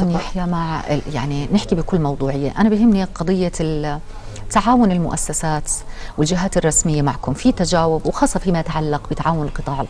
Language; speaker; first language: Arabic; native; Arabic